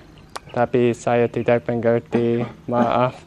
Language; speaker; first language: Indonesian; non-native, learner; English